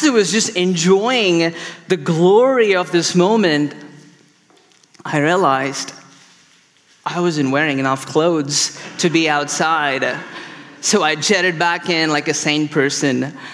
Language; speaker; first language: English; non-native, local second language; Tamil